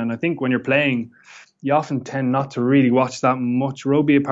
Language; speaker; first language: English; native; English